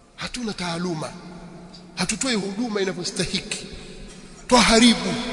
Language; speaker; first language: Swahili; native; Swahili